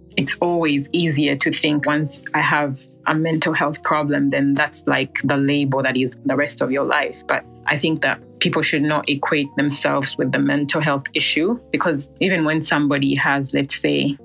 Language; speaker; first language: English; non-native, local second language; Ganda